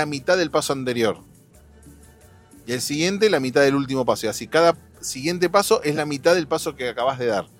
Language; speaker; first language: Spanish; native; Spanish